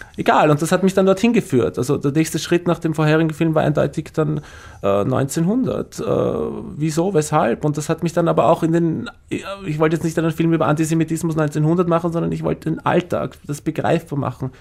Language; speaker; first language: German; native; German